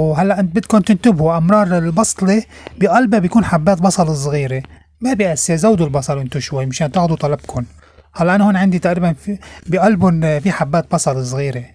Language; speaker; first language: Arabic; native; Arabic